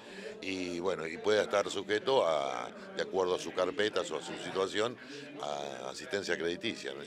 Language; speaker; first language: Spanish; native; Spanish